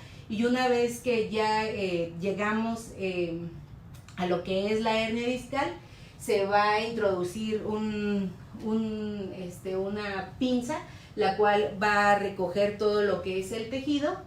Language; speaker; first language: Spanish; native; Spanish